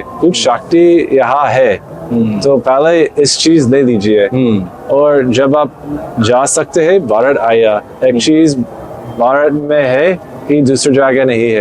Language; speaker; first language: Hindi; non-native, learner; English